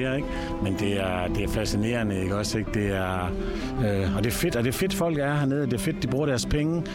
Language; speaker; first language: Danish; native; Danish